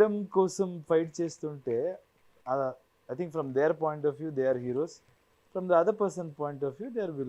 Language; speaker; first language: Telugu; non-native, fluent; Kannada